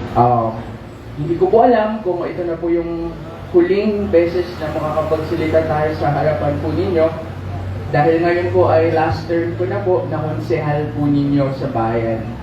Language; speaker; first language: Filipino; non-native, local second language; Pangasinan